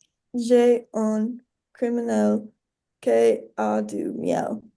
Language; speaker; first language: French; non-native, learner; English